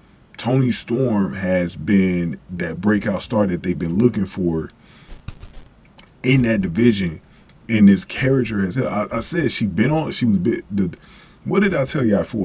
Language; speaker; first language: English; native; English